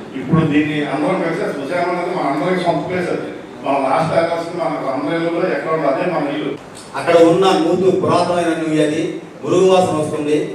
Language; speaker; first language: Telugu; native; Telugu